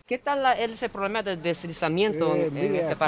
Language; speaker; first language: Spanish; non-native, fluent; English